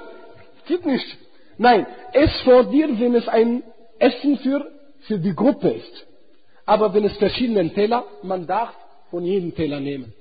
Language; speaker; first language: German; non-native, fluent; Arabic